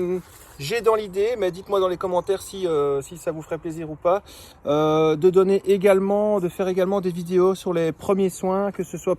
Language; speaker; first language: French; native; French